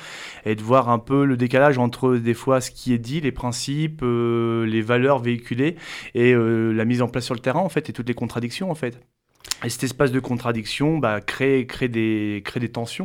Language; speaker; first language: French; native; French